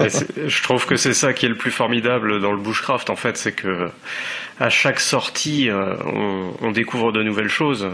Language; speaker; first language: French; native; French